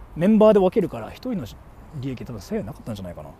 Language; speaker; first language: Japanese; early bilingual, heritage; Japanese